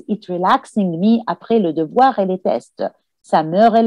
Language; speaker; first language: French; non-native, fluent; Arabic